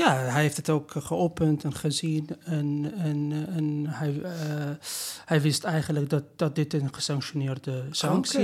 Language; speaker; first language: Dutch; non-native, fluent; Persian